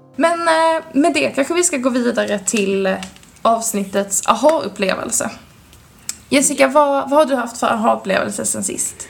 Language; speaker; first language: Swedish; native; Swedish